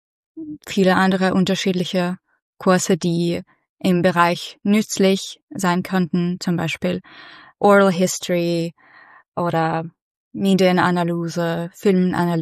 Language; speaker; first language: German; non-native, fluent; Russian